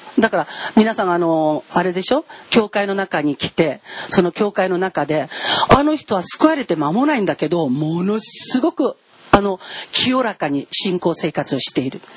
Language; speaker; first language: Japanese; non-native, fluent; Korean